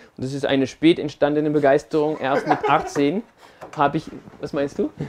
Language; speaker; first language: German; non-native, fluent; French